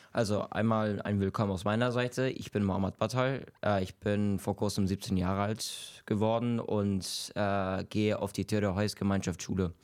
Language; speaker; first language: German; early bilingual, other home language; Arabic